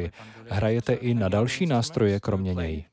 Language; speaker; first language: Czech; native; Czech